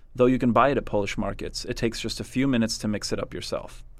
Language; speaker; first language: English; native; English